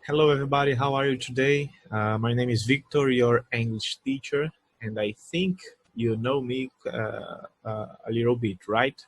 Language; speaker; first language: English; non-native, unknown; Portuguese